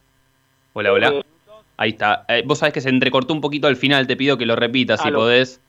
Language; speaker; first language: Spanish; native; Spanish